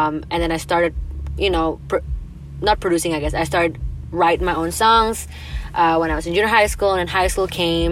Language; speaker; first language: English; non-native, fluent; Indonesian